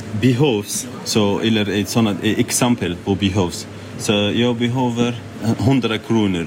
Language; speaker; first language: Swedish; non-native, learner; Arabic